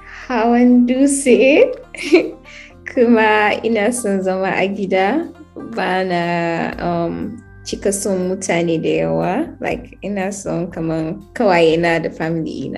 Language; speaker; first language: English; non-native, local second language; Hausa